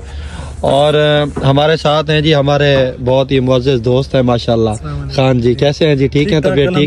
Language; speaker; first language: Hindi; non-native, local second language; Saraiki